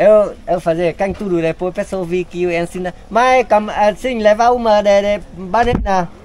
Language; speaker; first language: Portuguese; non-native, learner; Vietnamese